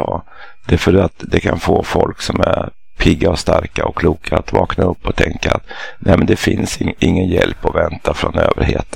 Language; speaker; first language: Swedish; native; Swedish